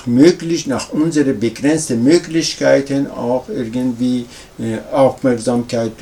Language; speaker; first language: German; non-native, learner; Persian